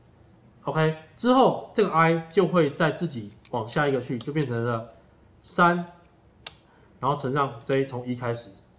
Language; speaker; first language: Chinese; native; Chinese